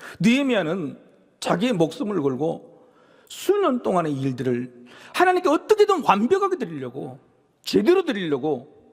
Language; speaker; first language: Korean; native; Korean